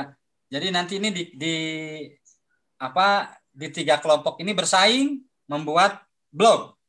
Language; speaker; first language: Indonesian; native; Indonesian